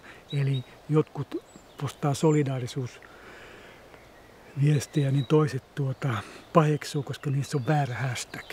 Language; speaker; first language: Finnish; native; Finnish